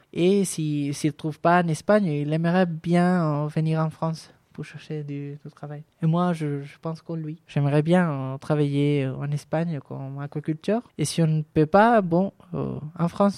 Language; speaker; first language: French; non-native, fluent; Spanish